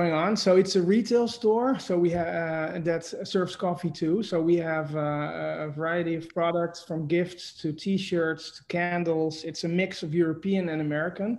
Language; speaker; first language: English; non-native, fluent; Dutch